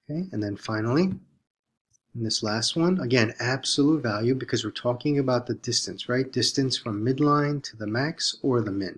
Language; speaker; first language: English; native; English